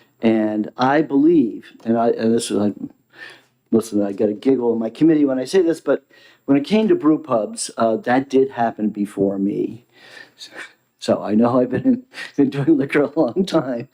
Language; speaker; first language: English; native; English